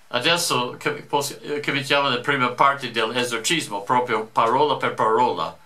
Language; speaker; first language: Italian; non-native, fluent; English